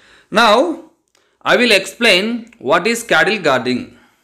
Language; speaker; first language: English; non-native, local second language; Telugu